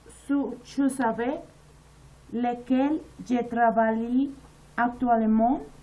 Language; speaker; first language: French; non-native, learner; Spanish